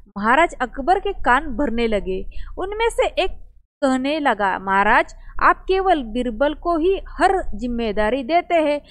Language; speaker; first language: Hindi; non-native, local second language; Marathi